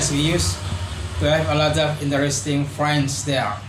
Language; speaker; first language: English; non-native, learner; Indonesian